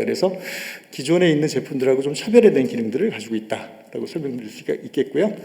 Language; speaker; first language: Korean; native; Korean